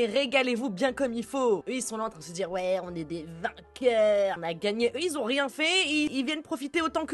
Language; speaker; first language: French; native; French